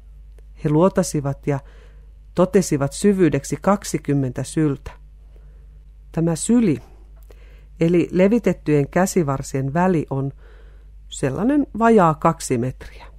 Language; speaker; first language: Finnish; native; Finnish